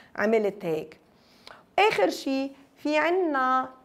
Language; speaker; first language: Arabic; native; Arabic